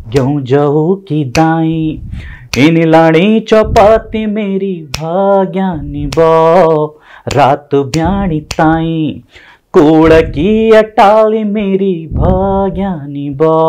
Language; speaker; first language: Hindi; native; Hindi